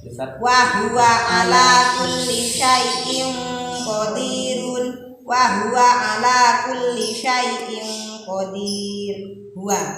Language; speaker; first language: Arabic; non-native, learner; Indonesian